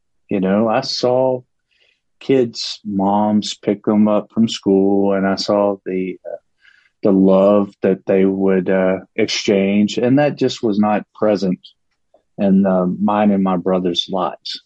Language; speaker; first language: English; native; English